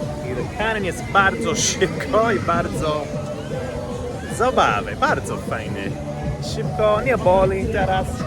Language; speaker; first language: Polish; non-native, learner; English